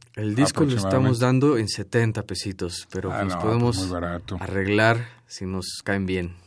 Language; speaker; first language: Spanish; native; Spanish